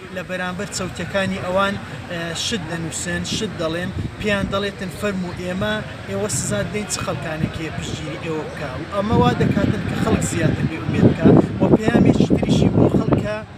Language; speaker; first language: Central Kurdish; native; Central Kurdish